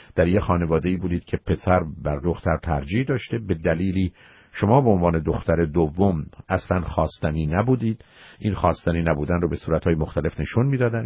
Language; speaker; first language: Persian; native; Persian